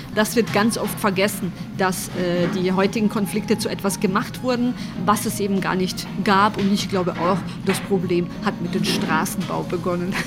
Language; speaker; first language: German; early bilingual, other home language; Bosnian